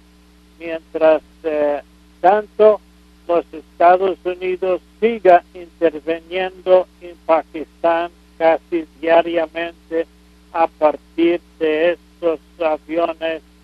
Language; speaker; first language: Spanish; non-native, fluent; English